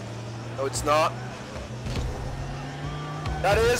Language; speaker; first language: English; native; English